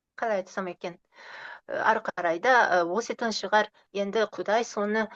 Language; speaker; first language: Kazakh; non-native, fluent; Japanese